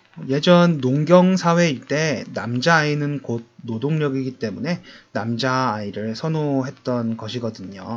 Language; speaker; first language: Korean; native; Korean